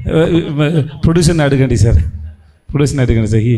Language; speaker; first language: Telugu; non-native, learner; Tamil